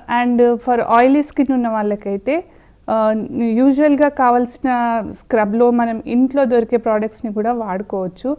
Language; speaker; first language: Telugu; native; Telugu